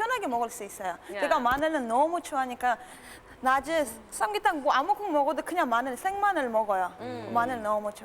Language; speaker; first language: Korean; non-native, fluent; Russian